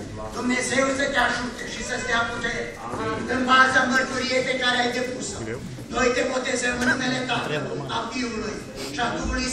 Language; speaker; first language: Romanian; native; Romanian